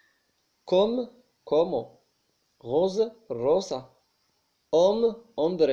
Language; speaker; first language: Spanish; non-native, fluent; Arabic